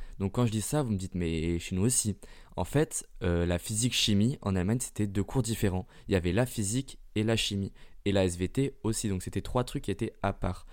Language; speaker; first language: French; early bilingual, heritage; French